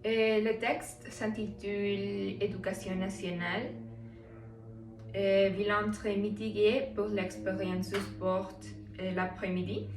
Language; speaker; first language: French; non-native, learner; Spanish